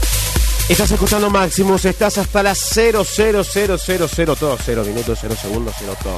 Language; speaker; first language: Spanish; native; Spanish